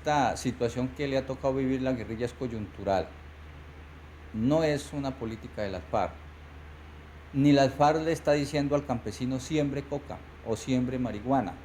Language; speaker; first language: Spanish; native; Spanish